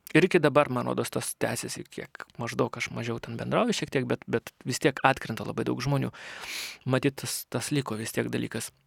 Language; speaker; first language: Lithuanian; non-native, local second language; Russian